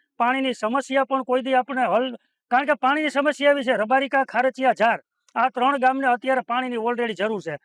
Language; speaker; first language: Gujarati; native; Gujarati